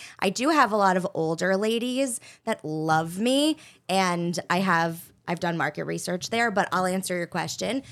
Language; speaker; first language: English; native; English